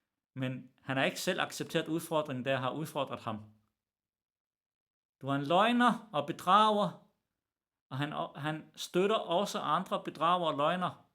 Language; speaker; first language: Danish; early bilingual, other home language; Arabic